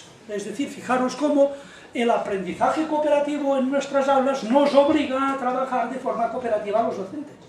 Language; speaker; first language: Spanish; native; Spanish